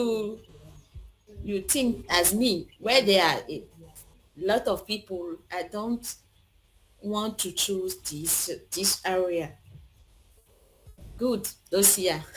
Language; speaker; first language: English; non-native, learner; French